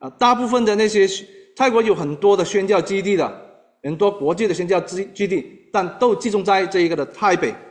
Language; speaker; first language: Chinese; native; Chinese